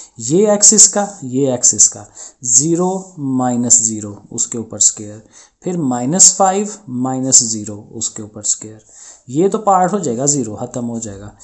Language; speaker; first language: Urdu; non-native, local second language; Punjabi